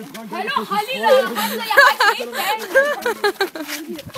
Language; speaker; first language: Danish; early bilingual, other home language; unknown